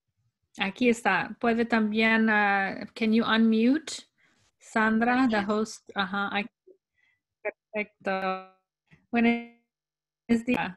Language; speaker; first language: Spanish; non-native, fluent; English